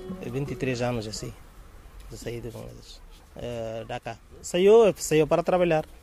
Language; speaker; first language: Portuguese; non-native, learner; Bangla